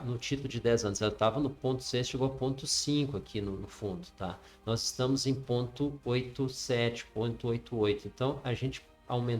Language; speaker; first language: Portuguese; native; Portuguese